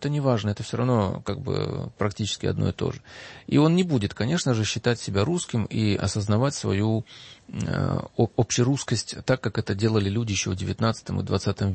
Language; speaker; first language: Russian; native; Russian